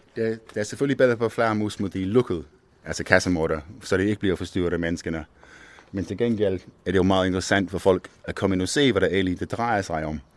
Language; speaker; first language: Danish; non-native, fluent; English